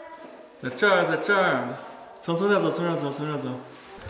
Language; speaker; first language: Chinese; native; Chinese